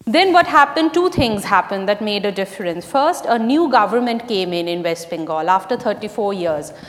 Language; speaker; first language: English; non-native, local second language; Bangla